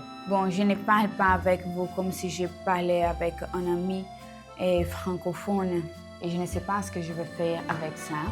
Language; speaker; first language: French; non-native, learner; Portuguese